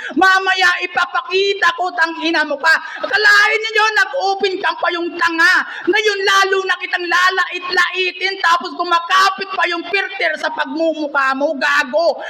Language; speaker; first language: Filipino; native; Filipino